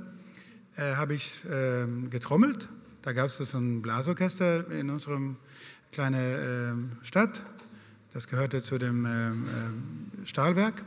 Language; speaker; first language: German; non-native, fluent; Swedish